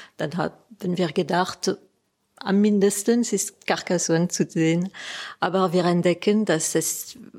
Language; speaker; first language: German; non-native, local second language; French